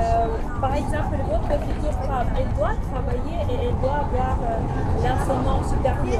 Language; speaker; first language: French; non-native, learner; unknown